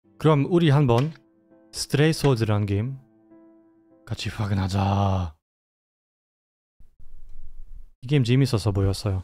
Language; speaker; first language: Korean; non-native, learner; German